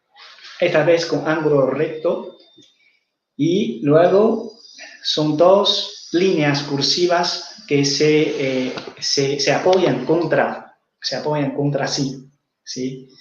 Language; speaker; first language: Spanish; non-native, fluent; Chinese